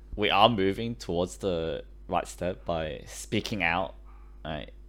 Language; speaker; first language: English; early bilingual, other home language; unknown